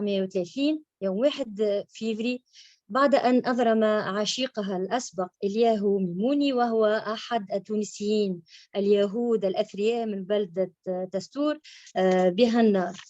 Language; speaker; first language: Arabic; native; Arabic